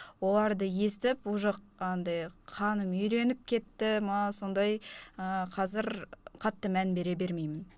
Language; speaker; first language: Kazakh; non-native, local second language; Russian